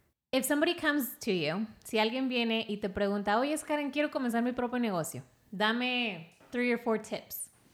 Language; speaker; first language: Spanish; early bilingual, heritage; Spanish